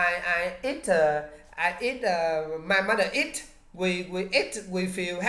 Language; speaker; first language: English; non-native, learner; Vietnamese